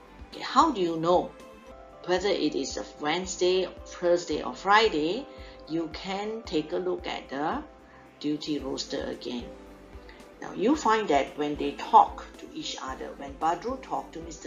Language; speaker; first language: English; non-native, local second language; Chinese